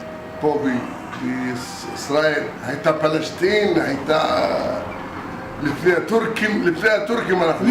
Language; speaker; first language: Hebrew; non-native, local second language; Arabic